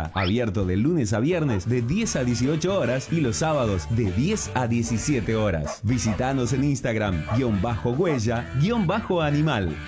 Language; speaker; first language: Spanish; native; Spanish